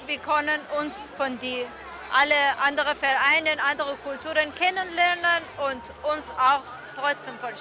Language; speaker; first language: German; non-native, learner; Persian